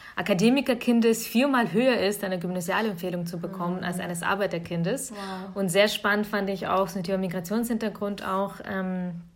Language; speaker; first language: German; early bilingual, other home language; Russian